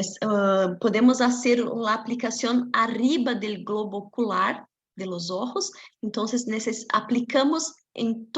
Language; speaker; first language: Spanish; non-native, fluent; Portuguese